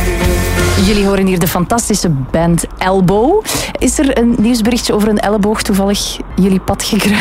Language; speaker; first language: Dutch; native; Dutch